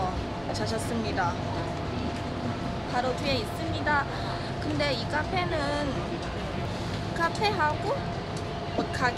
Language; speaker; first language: Korean; non-native, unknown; Thai